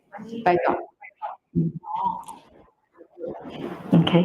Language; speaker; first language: Thai; non-native, fluent; English